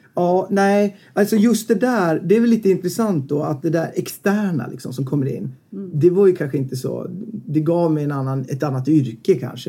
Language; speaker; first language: Swedish; native; Swedish